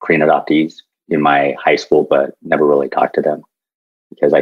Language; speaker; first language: English; native; English